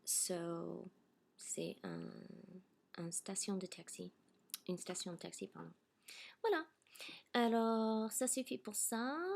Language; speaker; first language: French; non-native, fluent; English